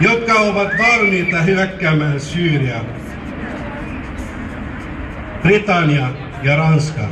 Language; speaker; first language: Finnish; non-native, fluent; Arabic